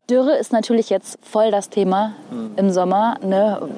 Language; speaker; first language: German; native; German